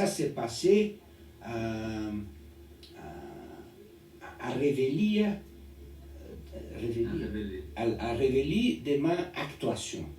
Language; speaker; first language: French; non-native, learner; Portuguese